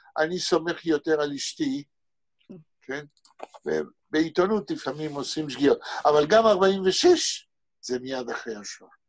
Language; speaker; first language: Hebrew; native; Hebrew